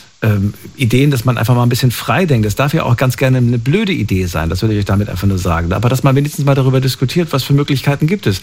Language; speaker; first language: German; native; German